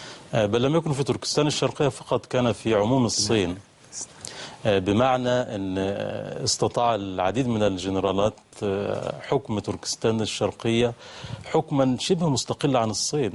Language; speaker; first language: Arabic; native; Arabic